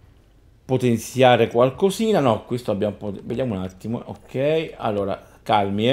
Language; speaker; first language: Italian; native; Italian